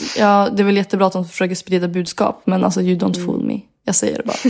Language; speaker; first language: Swedish; native; Swedish